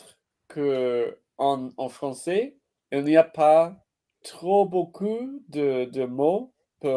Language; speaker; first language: French; non-native, learner; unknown